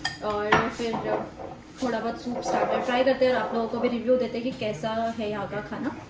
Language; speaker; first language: Hindi; native; Hindi